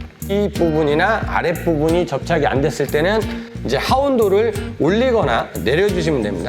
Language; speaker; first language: Korean; native; Korean